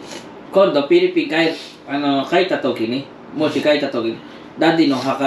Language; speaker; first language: Japanese; non-native, fluent; Filipino